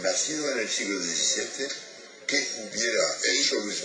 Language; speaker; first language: Spanish; non-native, fluent; French